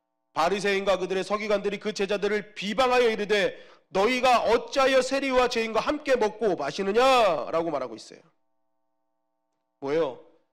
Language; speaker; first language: Korean; native; Korean